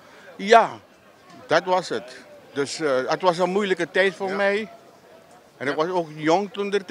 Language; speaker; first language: Dutch; non-native, local second language; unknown